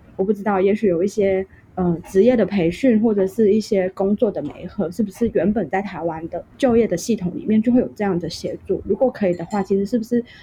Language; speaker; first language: Chinese; non-native, local second language; Cantonese